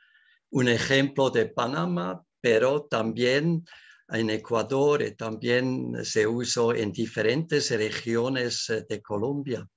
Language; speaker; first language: Spanish; non-native, learner; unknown